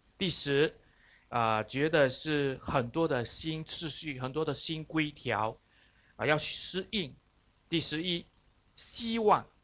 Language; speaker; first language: Chinese; native; Chinese